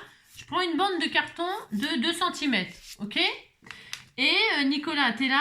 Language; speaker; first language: French; native; French